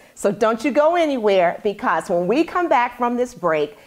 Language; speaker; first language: English; native; English